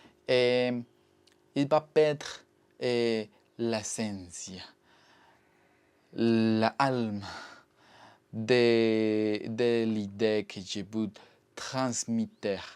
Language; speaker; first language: French; non-native, learner; Spanish